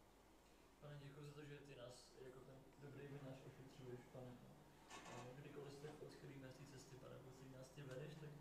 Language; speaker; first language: Czech; non-native, fluent; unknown